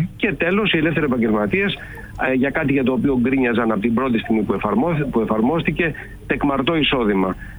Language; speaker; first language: Greek; native; Greek